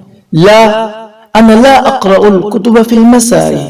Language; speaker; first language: Arabic; non-native, fluent; Urdu